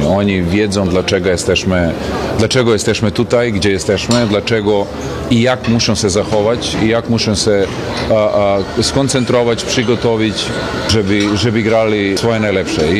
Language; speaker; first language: Polish; non-native, fluent; Serbian